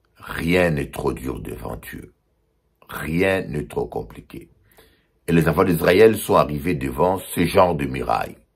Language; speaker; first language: French; non-native, local second language; Lingala